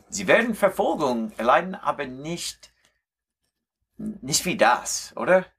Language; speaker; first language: German; non-native, learner; English